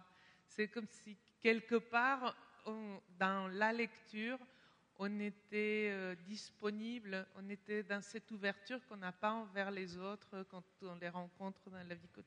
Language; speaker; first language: French; non-native, fluent; Spanish